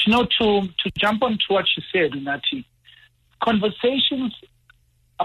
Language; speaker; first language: English; non-native, local second language; Zulu